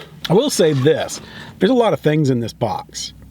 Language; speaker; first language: English; native; English